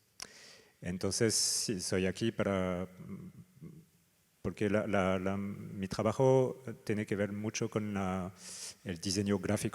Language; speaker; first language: Spanish; non-native, fluent; French